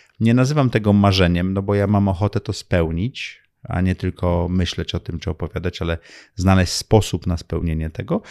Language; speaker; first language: Polish; early bilingual, heritage; Polish